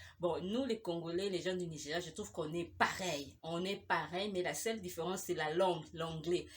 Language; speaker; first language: French; non-native, local second language; Lingala